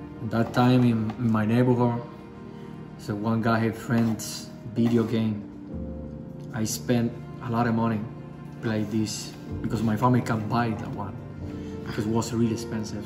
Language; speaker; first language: English; non-native, learner; Spanish